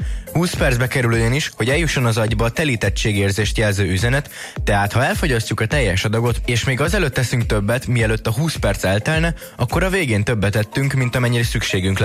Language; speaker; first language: Hungarian; native; Hungarian